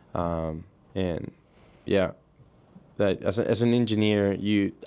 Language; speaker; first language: English; early bilingual, other home language; Spanish